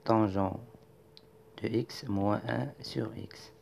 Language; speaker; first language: French; non-native, local second language; Arabic